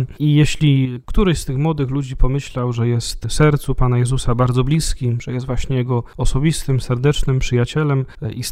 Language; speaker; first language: Polish; native; Polish